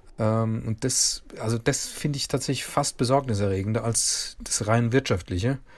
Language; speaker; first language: German; native; German